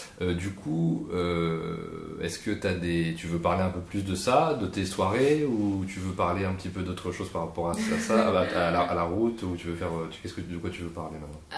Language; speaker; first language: French; native; French